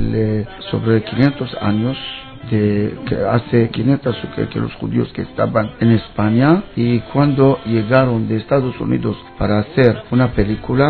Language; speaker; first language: Spanish; non-native, learner; Hebrew